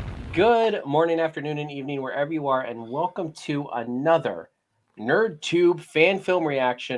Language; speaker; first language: English; native; English